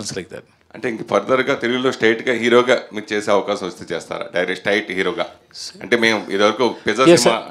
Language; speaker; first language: Telugu; native; Telugu